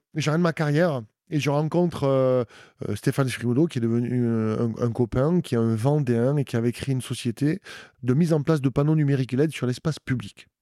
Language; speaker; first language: French; native; French